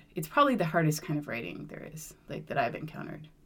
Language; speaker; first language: English; native; English